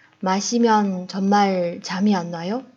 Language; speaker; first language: Korean; non-native, fluent; Chinese